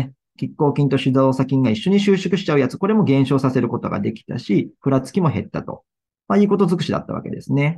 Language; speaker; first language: Japanese; native; Japanese